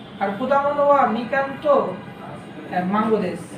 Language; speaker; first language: Japanese; non-native, learner; Bangla